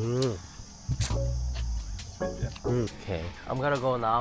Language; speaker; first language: English; non-native, learner; Korean